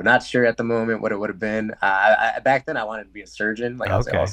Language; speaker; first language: English; native; English